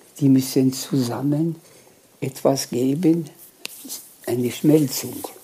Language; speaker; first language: German; non-native, local second language; French